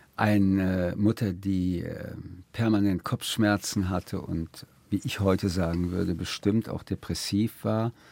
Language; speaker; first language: German; early bilingual, other home language; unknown